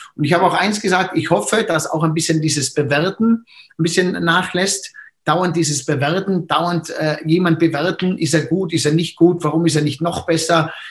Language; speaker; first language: German; native; German